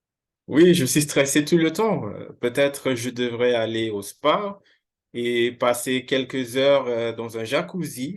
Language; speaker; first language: French; non-native, fluent; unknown